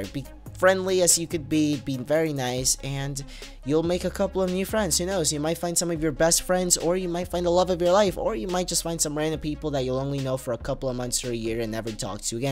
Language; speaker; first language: English; native; English